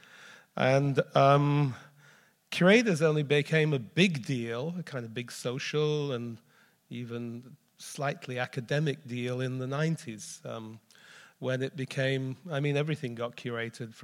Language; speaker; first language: English; native; English